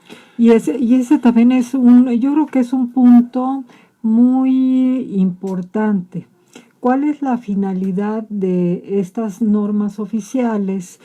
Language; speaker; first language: Spanish; native; Spanish